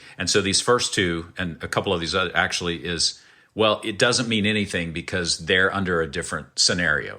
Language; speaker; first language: English; native; English